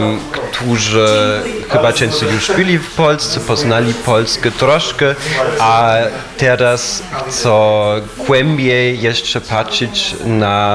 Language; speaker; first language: Polish; non-native, fluent; German